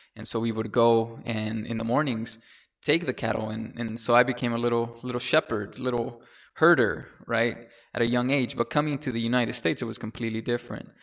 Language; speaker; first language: English; early bilingual, other home language; Spanish